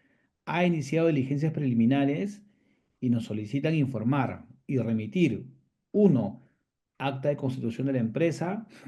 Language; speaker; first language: Spanish; native; Spanish